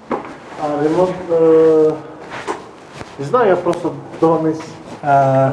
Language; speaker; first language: Russian; non-native, learner; Turkish